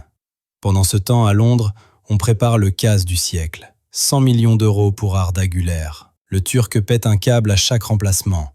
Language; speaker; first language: French; native; French